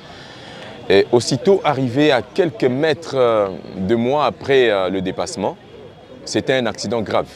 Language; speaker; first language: French; non-native, local second language; Swahili